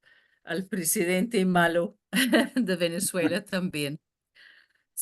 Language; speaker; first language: Spanish; non-native, fluent; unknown